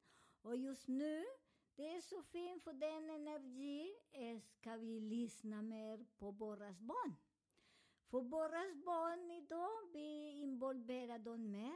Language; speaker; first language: Swedish; non-native, learner; Spanish